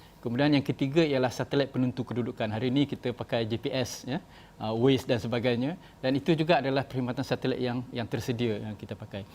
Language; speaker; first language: Malay; native; Malay